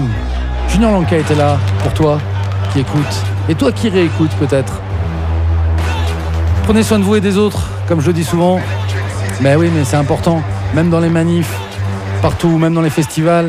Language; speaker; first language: French; native; French